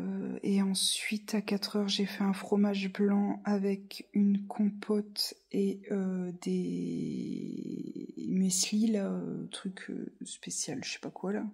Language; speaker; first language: French; native; French